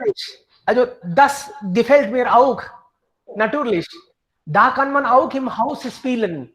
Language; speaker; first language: German; non-native, fluent; Hindi